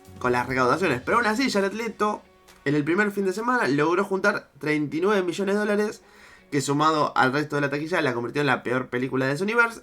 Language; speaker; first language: Spanish; native; Spanish